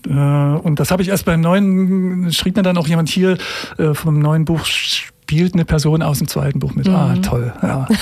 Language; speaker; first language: German; native; German